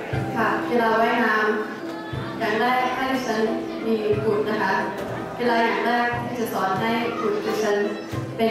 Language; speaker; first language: Thai; early bilingual, heritage; Thai